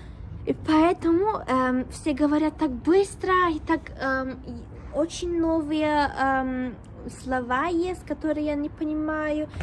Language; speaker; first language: Russian; non-native, learner; Turkish